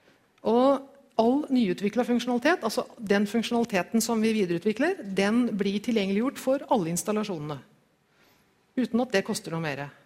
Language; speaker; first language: Norwegian; native; Norwegian